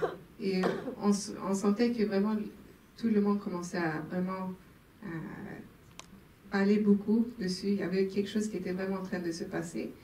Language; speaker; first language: French; non-native, local second language; Swedish